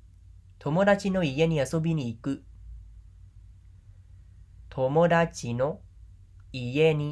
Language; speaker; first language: Japanese; non-native, fluent; Khmer